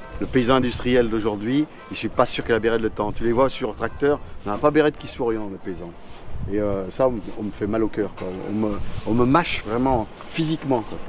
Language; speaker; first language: French; native; French